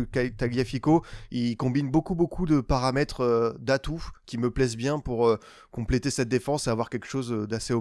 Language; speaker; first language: French; native; French